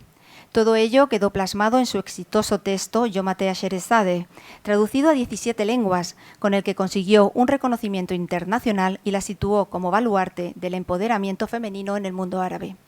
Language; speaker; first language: Spanish; native; Spanish